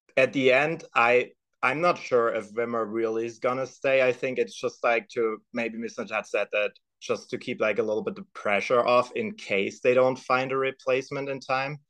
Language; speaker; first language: English; non-native, fluent; German